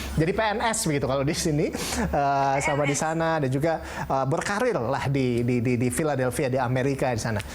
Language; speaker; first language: Indonesian; native; Indonesian